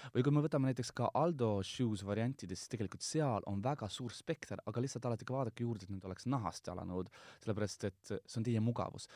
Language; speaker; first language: Estonian; non-native, local second language; Russian